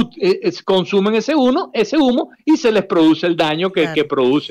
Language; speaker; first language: Spanish; native; Spanish